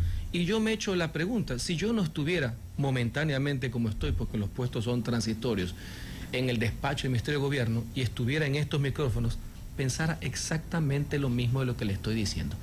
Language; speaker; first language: Spanish; native; Spanish